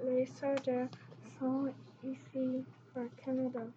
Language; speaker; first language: French; non-native, local second language; English